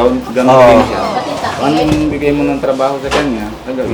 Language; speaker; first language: Filipino; non-native, learner; Punjabi